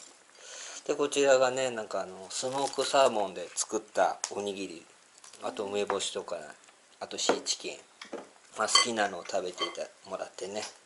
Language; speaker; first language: Japanese; native; Japanese